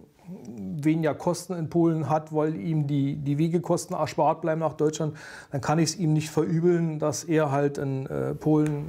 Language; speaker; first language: German; native; German